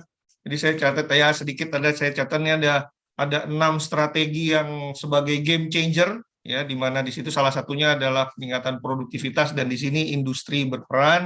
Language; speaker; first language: Indonesian; native; Indonesian